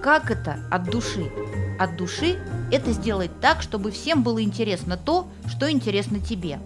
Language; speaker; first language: Russian; native; Russian